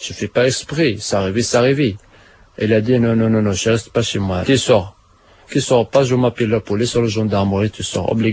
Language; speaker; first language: French; non-native, learner; Arabic